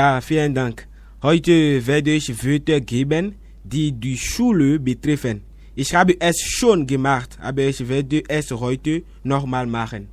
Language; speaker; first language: German; non-native, fluent; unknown